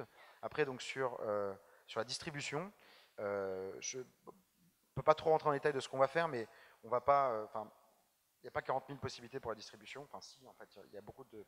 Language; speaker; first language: French; native; French